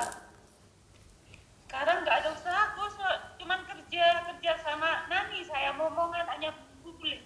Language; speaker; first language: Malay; non-native, local second language; Javanese